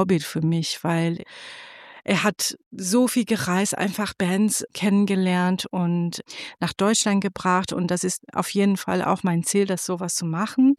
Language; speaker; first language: German; non-native, fluent; Persian